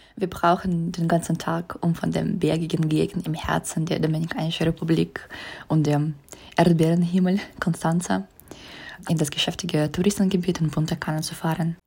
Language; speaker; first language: German; non-native, fluent; Russian